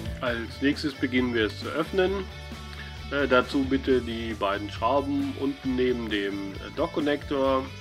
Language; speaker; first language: German; native; German